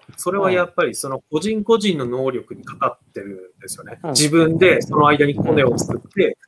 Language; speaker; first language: Japanese; native; Japanese